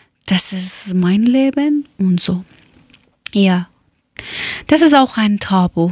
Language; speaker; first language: German; non-native, learner; Persian